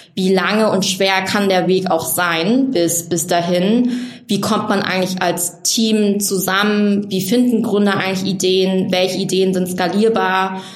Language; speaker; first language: German; early bilingual, other home language; Vietnamese